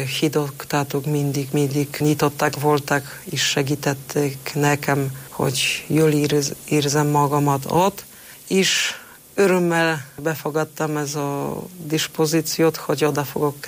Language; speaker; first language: Hungarian; non-native, fluent; Polish